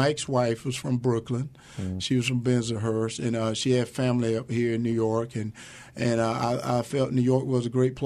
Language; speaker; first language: English; native; English